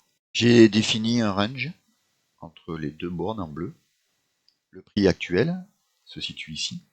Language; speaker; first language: French; native; French